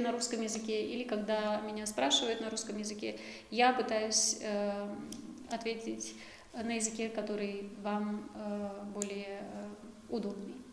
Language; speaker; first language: Russian; non-native, local second language; Romanian